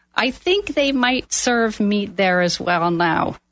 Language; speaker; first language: English; native; English